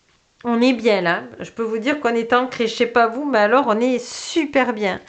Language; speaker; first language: French; native; French